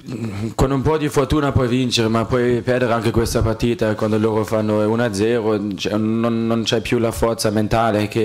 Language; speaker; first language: Italian; non-native, fluent; German